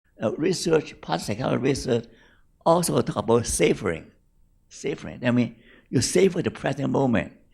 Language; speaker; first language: English; non-native, fluent; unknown